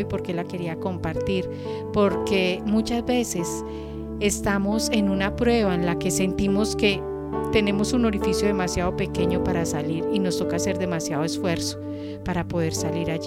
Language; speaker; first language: Spanish; native; Spanish